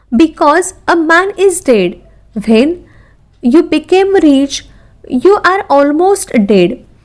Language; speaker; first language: English; non-native, local second language; Marathi